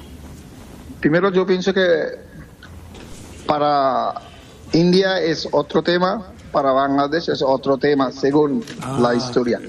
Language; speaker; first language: Spanish; non-native, fluent; Bangla